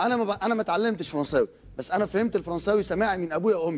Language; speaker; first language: Arabic; native; Arabic